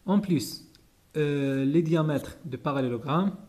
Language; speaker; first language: French; non-native, local second language; Arabic